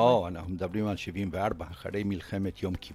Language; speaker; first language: Hebrew; non-native, fluent; Romanian